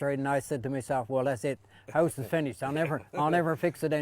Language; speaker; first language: English; native; English